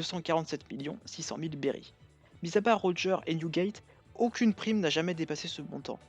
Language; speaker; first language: French; native; French